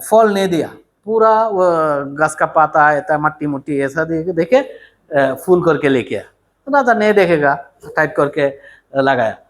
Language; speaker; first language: Hindi; non-native, learner; Bangla